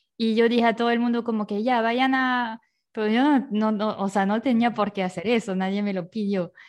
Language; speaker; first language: Spanish; non-native, fluent; French